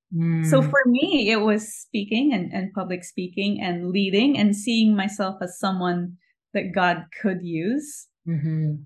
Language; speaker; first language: English; non-native, local second language; Filipino